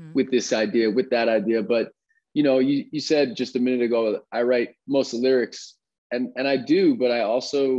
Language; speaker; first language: English; native; English